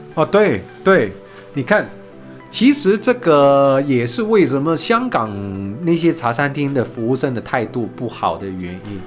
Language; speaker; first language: Chinese; non-native, fluent; Cantonese